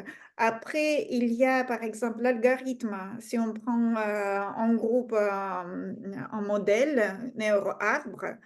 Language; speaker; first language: French; non-native, fluent; Russian